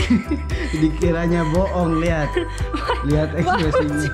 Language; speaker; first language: Indonesian; native; Indonesian